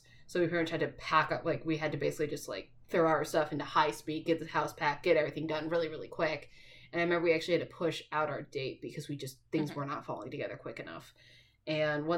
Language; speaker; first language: English; native; English